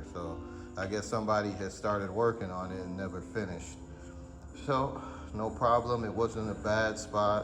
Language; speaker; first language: English; native; English